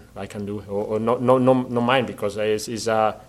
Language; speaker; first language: English; non-native, learner; Spanish